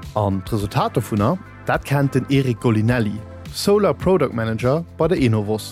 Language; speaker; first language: Luxembourgish; native; Luxembourgish